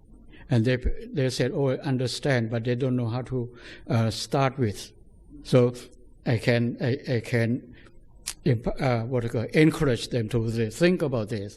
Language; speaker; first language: English; non-native, fluent; Thai